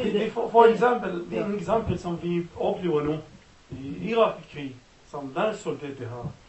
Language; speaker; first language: Danish; non-native, learner; Arabic